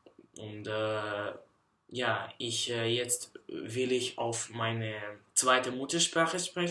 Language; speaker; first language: German; non-native, learner; Russian